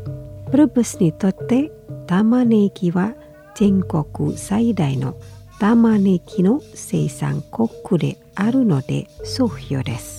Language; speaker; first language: Japanese; non-native, fluent; Indonesian